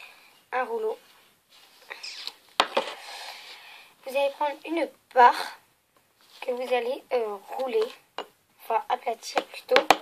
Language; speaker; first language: French; native; French